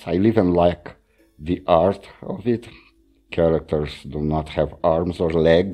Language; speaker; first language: English; non-native, fluent; Portuguese